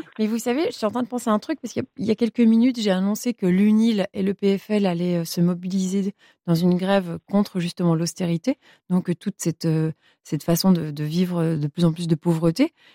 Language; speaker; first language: French; native; French